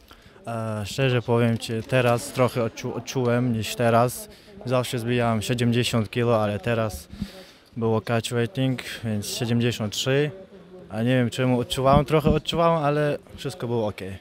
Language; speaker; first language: Polish; non-native, fluent; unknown